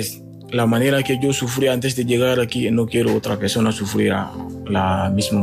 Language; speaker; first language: Spanish; non-native, learner; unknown